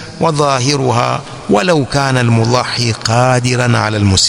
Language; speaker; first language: Arabic; non-native, fluent; Swahili